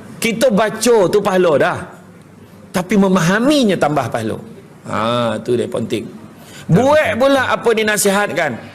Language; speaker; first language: Malay; native; Malay